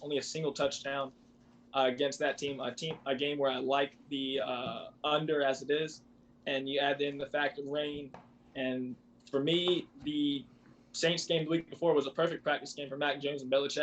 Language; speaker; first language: English; native; English